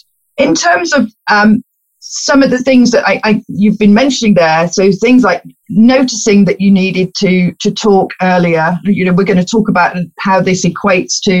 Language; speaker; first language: English; native; English